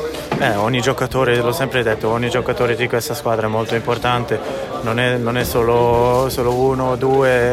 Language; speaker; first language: Italian; non-native, local second language; Swiss German